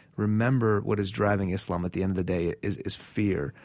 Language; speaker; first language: English; non-native, fluent; Persian